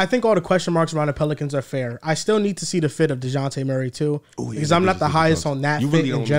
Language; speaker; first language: English; native; English